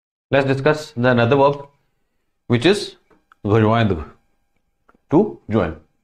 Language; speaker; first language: English; non-native, local second language; Hindi